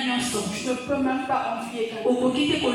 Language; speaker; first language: French; non-native, local second language; Lingala